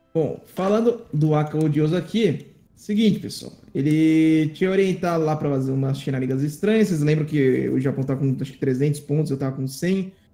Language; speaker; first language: Portuguese; native; Portuguese